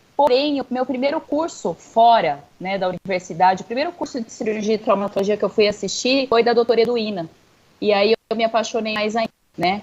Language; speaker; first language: Portuguese; native; Portuguese